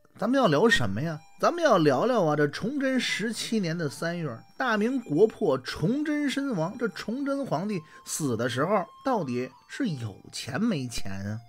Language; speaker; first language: Chinese; native; Chinese